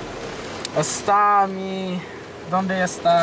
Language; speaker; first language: Spanish; non-native, learner; English